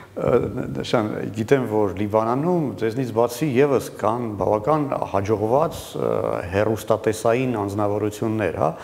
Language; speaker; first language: Armenian; native; Armenian